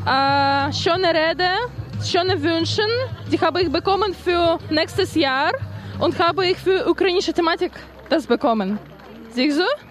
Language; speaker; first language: German; non-native, learner; Ukrainian